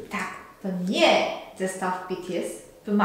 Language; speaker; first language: Polish; non-native, learner; Korean